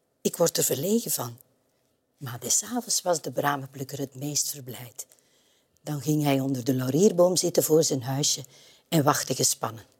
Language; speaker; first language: Dutch; native; Dutch